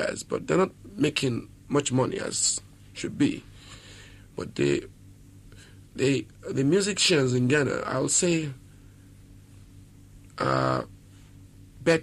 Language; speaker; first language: English; non-native, local second language; Yoruba